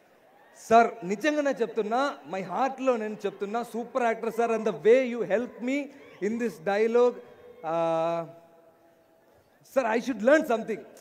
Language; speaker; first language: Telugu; non-native, learner; Malayalam